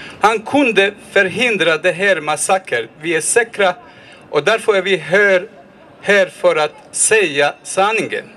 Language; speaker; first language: Swedish; non-native, fluent; Bosnian